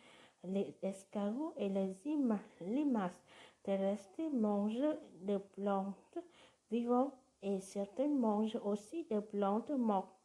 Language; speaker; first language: French; non-native, learner; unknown